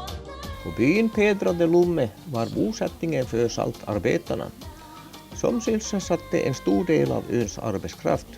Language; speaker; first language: Swedish; native; Swedish